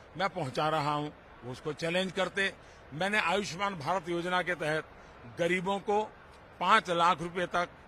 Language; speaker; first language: Hindi; non-native, local second language; Gujarati